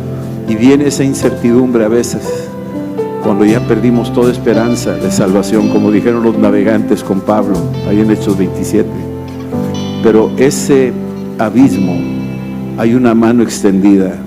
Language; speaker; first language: Spanish; native; Spanish